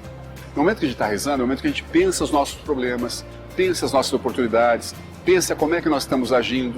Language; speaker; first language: Portuguese; native; Portuguese